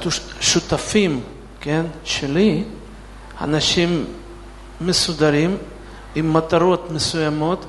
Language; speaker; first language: Hebrew; non-native, fluent; Russian